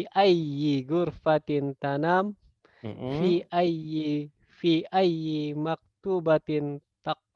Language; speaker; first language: Arabic; non-native, learner; Indonesian